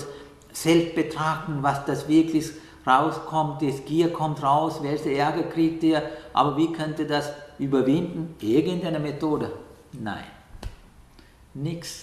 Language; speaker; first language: German; non-native, fluent; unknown